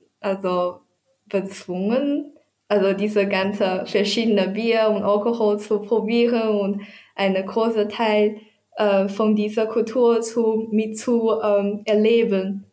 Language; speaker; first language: German; non-native, learner; Chinese